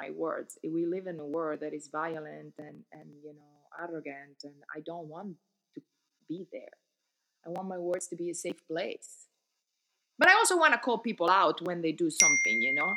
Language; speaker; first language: English; non-native, fluent; Italian